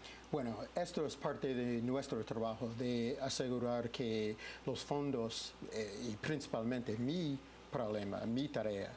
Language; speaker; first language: Spanish; non-native, fluent; English